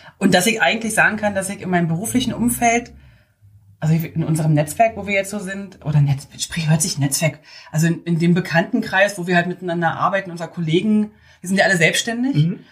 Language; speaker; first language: German; native; German